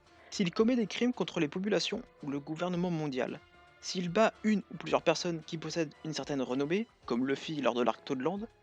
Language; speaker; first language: French; native; French